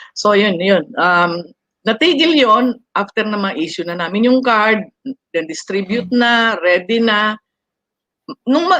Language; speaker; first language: Filipino; non-native, local second language; Bikol